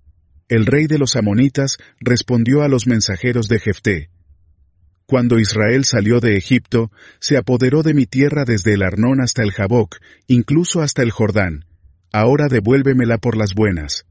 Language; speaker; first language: Spanish; native; Spanish